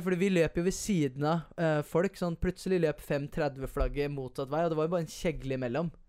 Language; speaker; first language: Norwegian; early bilingual, other home language; English